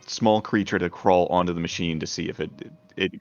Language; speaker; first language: English; native; English